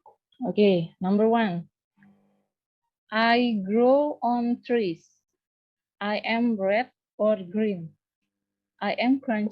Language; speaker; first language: English; non-native, learner; Indonesian